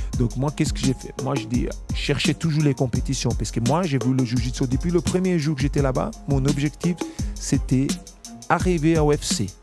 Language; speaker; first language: French; non-native, fluent; Portuguese